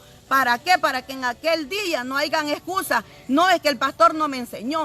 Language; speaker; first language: Spanish; native; Spanish